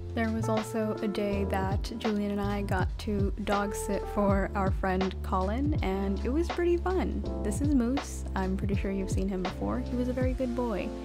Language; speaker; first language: English; native; English